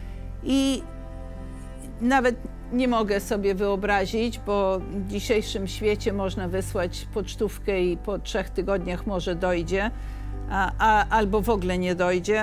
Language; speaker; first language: Polish; early bilingual, heritage; English